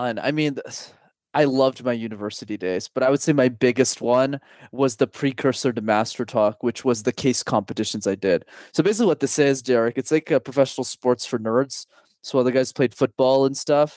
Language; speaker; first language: English; native; English